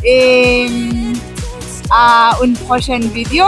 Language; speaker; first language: French; non-native, fluent; Portuguese